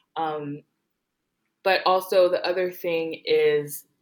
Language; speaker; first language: English; early bilingual, other home language; Haitian Creole